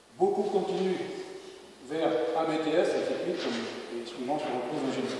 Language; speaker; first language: French; native; French